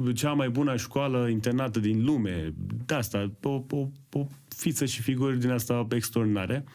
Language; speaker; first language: Romanian; early bilingual, other home language; Persian